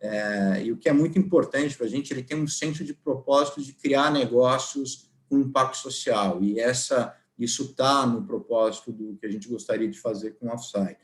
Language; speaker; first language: Portuguese; native; Portuguese